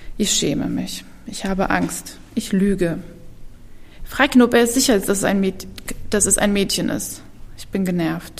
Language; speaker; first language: German; early bilingual, other home language; Kurdish